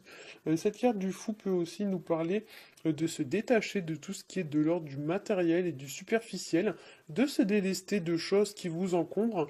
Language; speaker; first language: French; native; French